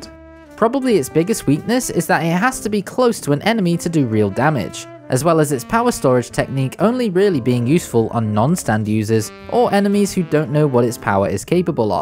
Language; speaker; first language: English; native; English